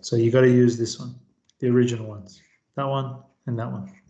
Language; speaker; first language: English; native; English